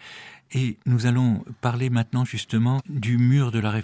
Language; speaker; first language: French; native; French